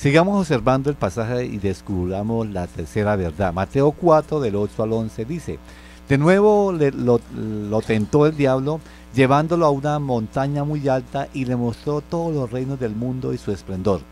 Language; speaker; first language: Spanish; native; Spanish